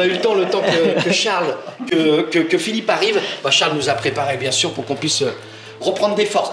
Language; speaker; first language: French; native; French